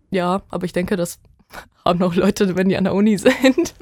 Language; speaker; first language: German; non-native, fluent; Bosnian